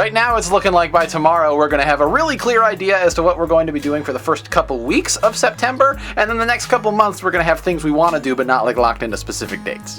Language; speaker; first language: English; native; English